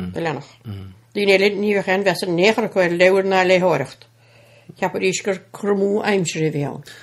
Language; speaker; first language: Irish; native; Irish